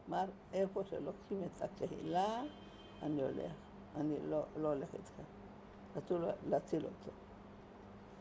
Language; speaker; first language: Hebrew; non-native, fluent; Hungarian